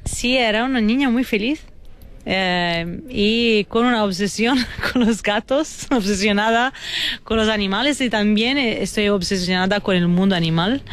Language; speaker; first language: Spanish; non-native, fluent; Italian